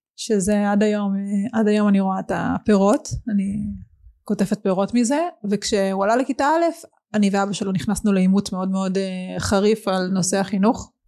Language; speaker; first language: Hebrew; early bilingual, other home language; Arabic